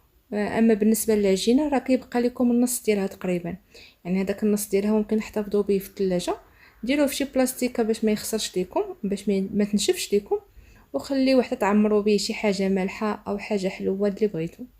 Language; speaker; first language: Arabic; native; Arabic